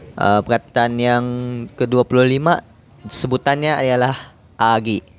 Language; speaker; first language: Malay; non-native, local second language; Iban